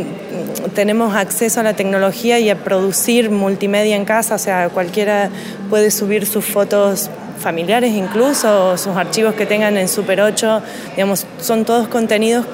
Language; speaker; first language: Spanish; native; Spanish